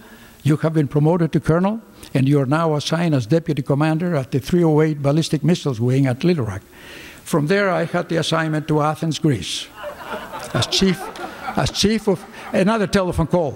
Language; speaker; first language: English; non-native, fluent; Greek